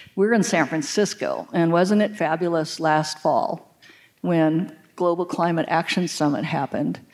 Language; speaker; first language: English; native; English